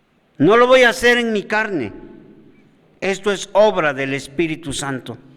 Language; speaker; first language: Spanish; native; Spanish